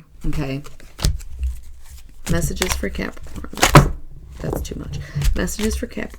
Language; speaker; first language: English; native; English